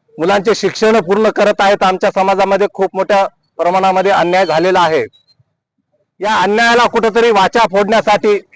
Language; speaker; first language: Marathi; non-native, local second language; Lambadi